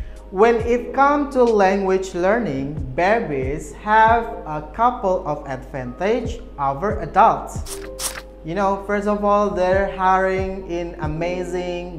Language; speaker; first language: English; non-native, fluent; Indonesian